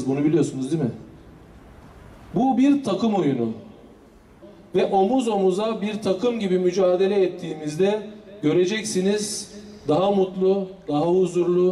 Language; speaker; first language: Turkish; native; Turkish